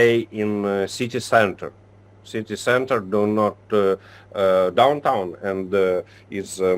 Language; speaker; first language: English; non-native, learner; Ukrainian